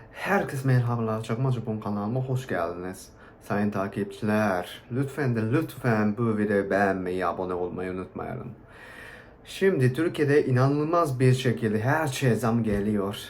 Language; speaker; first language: Turkish; non-native, fluent; Japanese